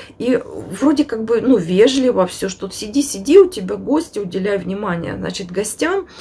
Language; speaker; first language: Russian; native; Russian